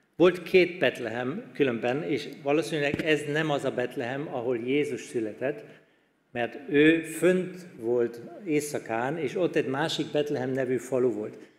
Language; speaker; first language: Hungarian; non-native, fluent; German